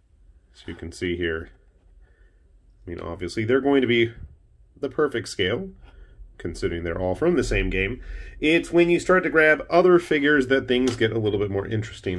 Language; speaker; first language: English; native; English